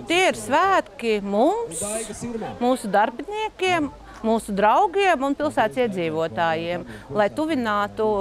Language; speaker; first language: Latvian; native; Latvian